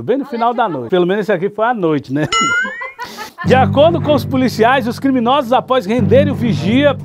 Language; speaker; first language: Portuguese; native; Portuguese